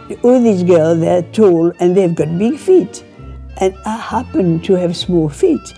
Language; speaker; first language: English; non-native, fluent; French